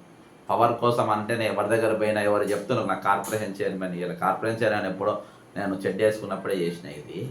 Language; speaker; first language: Telugu; native; Telugu